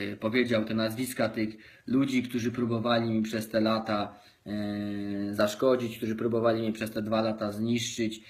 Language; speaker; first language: Polish; native; Polish